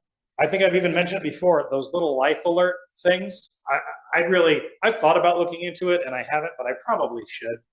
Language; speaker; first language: English; native; English